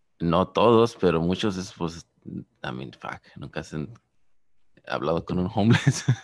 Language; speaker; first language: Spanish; early bilingual, heritage; Spanish